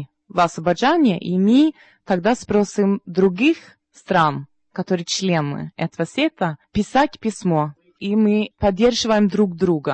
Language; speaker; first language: Russian; non-native, learner; Norwegian